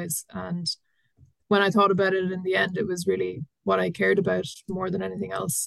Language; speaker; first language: English; native; English